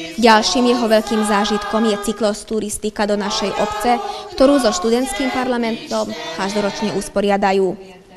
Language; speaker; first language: Slovak; non-native, local second language; Hungarian